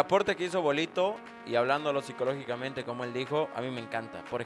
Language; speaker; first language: Spanish; native; Spanish